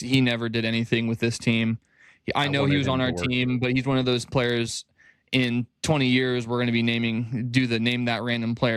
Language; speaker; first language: English; native; English